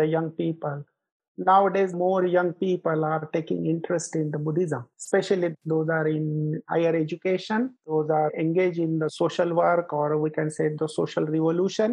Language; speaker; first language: English; non-native, local second language; Marathi